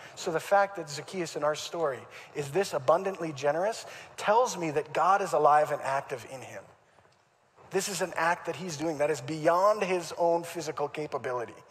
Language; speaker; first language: English; native; English